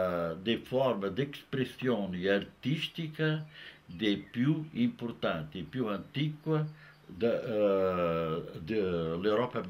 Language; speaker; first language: Italian; non-native, fluent; Portuguese